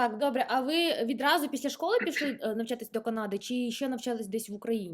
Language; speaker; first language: Ukrainian; native; Ukrainian